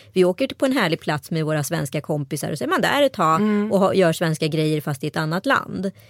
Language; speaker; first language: Swedish; native; Swedish